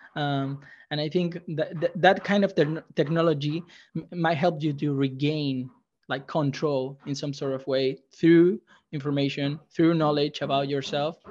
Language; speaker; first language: English; non-native, fluent; Spanish